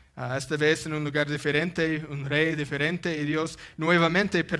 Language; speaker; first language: Spanish; non-native, fluent; English